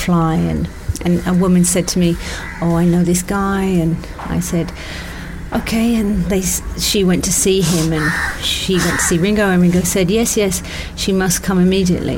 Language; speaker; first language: English; native; English